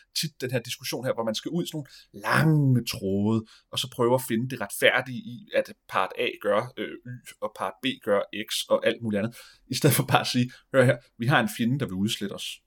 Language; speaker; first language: Danish; native; Danish